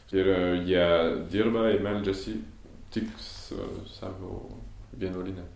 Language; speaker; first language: Lithuanian; non-native, fluent; French